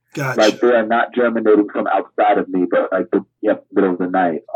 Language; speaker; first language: English; native; English